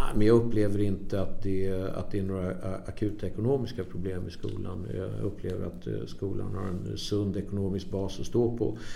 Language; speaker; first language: Swedish; native; Swedish